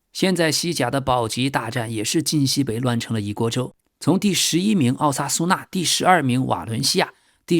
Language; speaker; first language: Chinese; native; Chinese